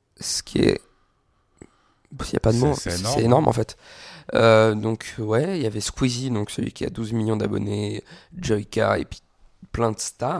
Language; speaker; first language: French; native; French